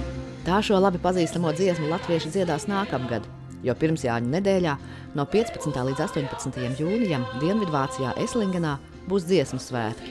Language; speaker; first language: Latvian; native; Latvian